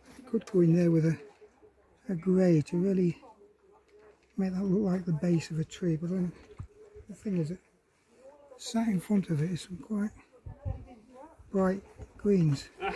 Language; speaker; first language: English; native; English